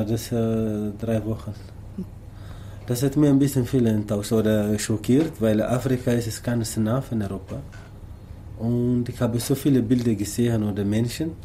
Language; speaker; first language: German; non-native, learner; Tamasheq